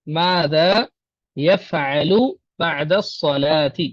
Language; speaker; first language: Arabic; non-native, fluent; Urdu